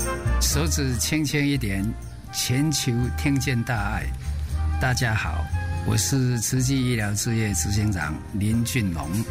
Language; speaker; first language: Chinese; native; Chinese